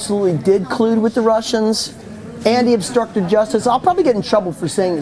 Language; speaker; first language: English; native; English